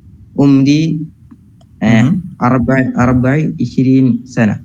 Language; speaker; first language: Arabic; non-native, learner; Malayalam